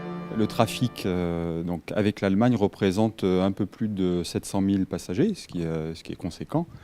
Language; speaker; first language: French; native; French